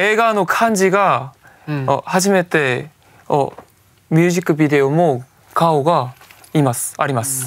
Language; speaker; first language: Japanese; non-native, learner; Korean